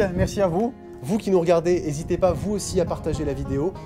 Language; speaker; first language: French; native; French